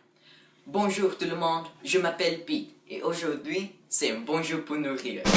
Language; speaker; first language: French; non-native, learner; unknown